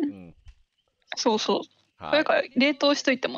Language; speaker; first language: Japanese; native; Japanese